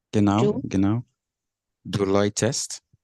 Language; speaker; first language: German; non-native, learner; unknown